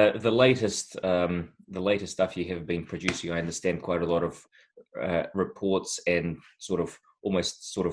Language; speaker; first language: English; non-native, fluent; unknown